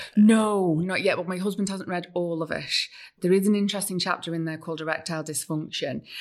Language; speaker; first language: English; native; English